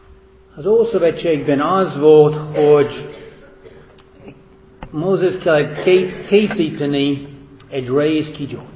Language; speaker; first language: Hungarian; non-native, fluent; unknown